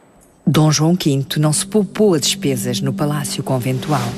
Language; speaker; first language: Portuguese; native; Portuguese